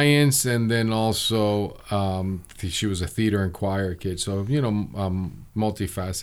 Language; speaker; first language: English; early bilingual, other home language; Spanish